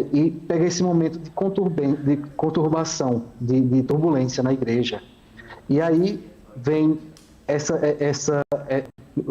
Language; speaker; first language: Portuguese; native; Portuguese